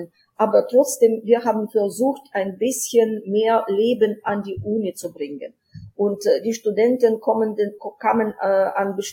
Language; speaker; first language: German; non-native, fluent; Ukrainian